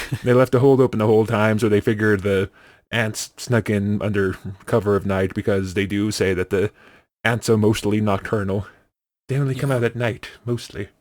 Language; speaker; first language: English; native; English